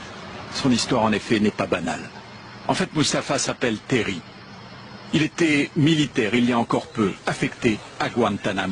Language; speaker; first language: French; native; French